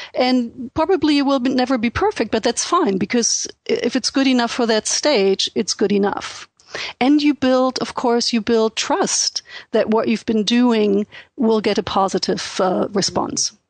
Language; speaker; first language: English; non-native, fluent; German